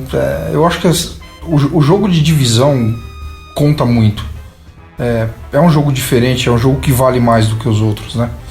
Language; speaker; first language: Portuguese; native; Portuguese